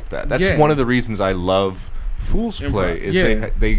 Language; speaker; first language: English; native; English